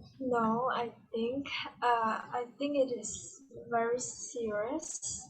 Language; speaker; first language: English; non-native, learner; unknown